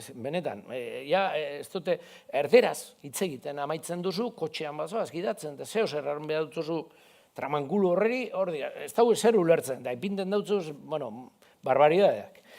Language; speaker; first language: Basque; non-native, local second language; Spanish